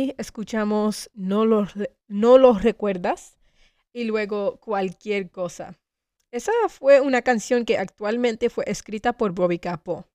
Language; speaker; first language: Spanish; early bilingual, heritage; Spanish